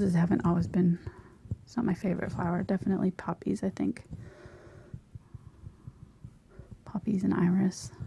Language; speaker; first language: English; native; English